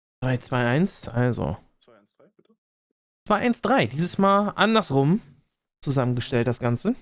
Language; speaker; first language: German; native; German